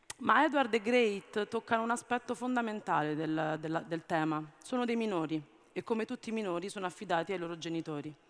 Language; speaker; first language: Italian; early bilingual, other home language; Amharic